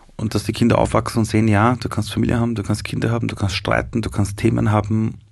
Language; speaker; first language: German; early bilingual, other home language; Persian